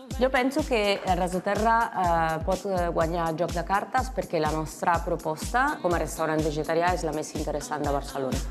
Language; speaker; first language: Catalan; non-native, fluent; Italian